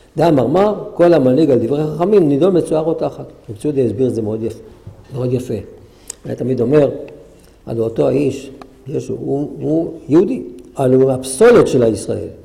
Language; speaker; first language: Hebrew; native; Hebrew